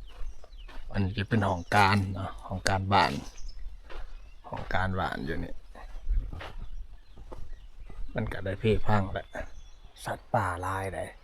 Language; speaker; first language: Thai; non-native, local second language; Lao